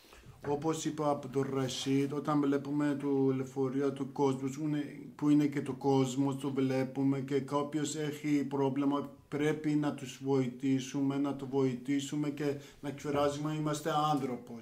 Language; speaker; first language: Greek; non-native, learner; Persian